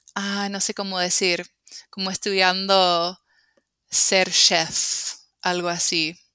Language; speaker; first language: Spanish; non-native, fluent; English